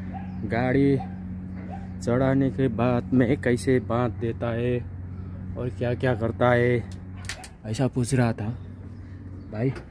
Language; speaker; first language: Hindi; non-native, learner; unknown